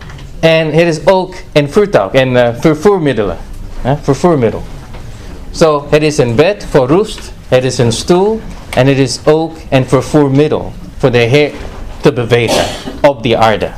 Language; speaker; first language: Dutch; non-native, fluent; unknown